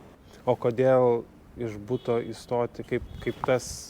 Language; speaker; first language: Lithuanian; native; Lithuanian